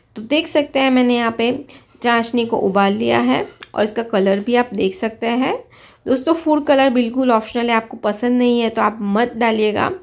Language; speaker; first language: Hindi; non-native, local second language; Gujarati